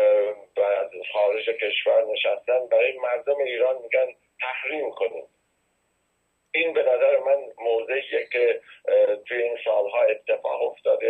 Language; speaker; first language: Persian; native; Persian